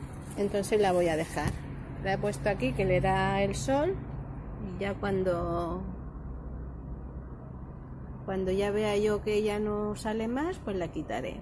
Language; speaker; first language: Spanish; native; Spanish